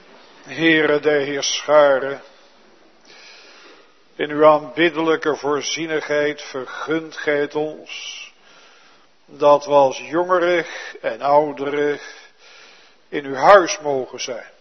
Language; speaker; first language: Dutch; native; Dutch